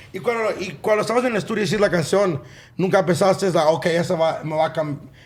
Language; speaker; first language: Spanish; early bilingual, other home language; English